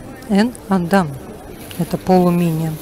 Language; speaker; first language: Russian; native; Russian